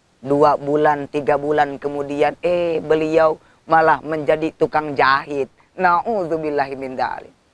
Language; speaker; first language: Indonesian; non-native, local second language; Sundanese